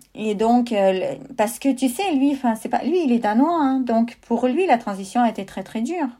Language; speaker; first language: French; non-native, fluent; Russian